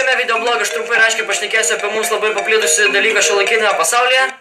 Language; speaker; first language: Lithuanian; native; Lithuanian